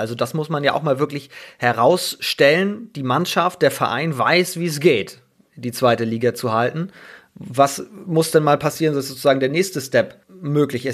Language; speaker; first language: German; native; German